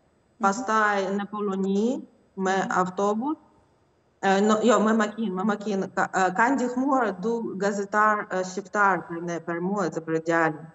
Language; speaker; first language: Albanian; non-native, learner; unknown